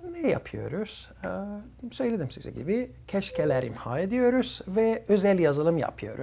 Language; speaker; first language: Turkish; early bilingual, other home language; Arabic